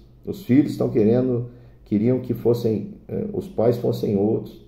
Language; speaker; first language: Portuguese; native; Portuguese